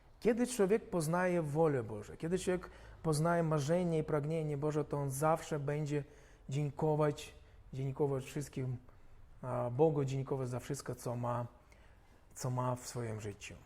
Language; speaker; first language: Polish; non-native, fluent; Ukrainian